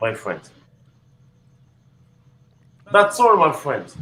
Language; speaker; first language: English; non-native, learner; French